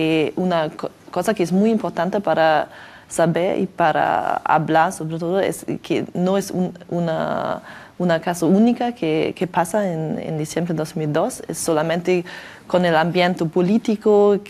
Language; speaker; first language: Spanish; non-native, learner; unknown